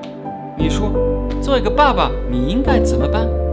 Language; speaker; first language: Chinese; non-native, fluent; German